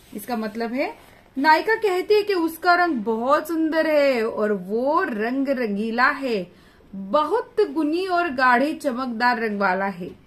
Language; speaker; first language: Hindi; non-native, local second language; Marathi